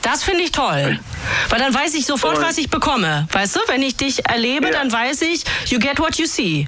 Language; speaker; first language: German; native; German